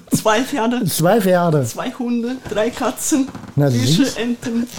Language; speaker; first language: German; early bilingual, other home language; Russian